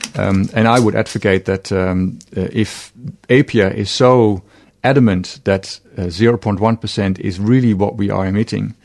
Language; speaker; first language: English; non-native, fluent; Dutch